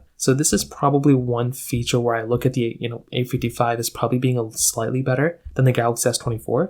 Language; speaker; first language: English; native; English